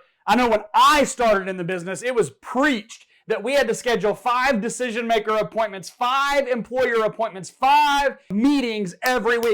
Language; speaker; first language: English; native; English